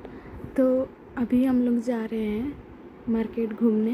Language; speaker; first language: Hindi; non-native, local second language; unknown